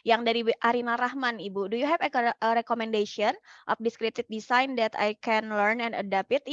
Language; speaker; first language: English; non-native, fluent; Indonesian